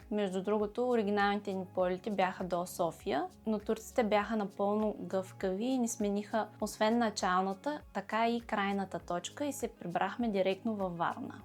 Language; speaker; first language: Bulgarian; native; Bulgarian